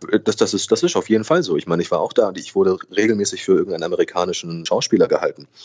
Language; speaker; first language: German; early bilingual, other home language; Portuguese